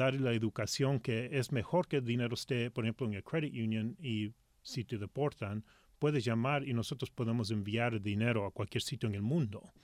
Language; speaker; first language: Spanish; early bilingual, heritage; Spanish